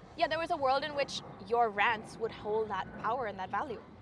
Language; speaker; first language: English; early bilingual, other home language; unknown